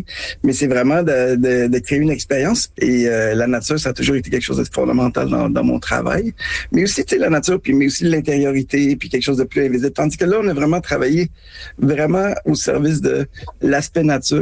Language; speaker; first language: French; native; French